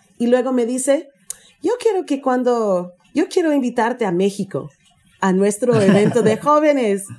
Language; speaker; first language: Spanish; non-native, fluent; English